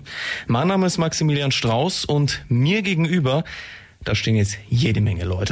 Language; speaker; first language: German; native; German